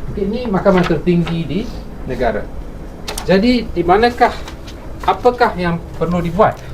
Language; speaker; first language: Malay; non-native, local second language; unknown